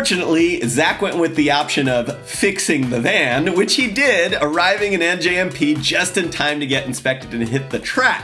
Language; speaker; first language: English; native; English